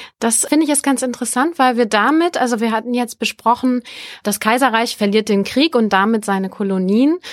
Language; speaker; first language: German; native; German